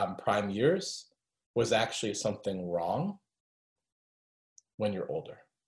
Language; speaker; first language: English; native; English